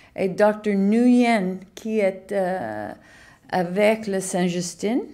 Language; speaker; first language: French; non-native, learner; English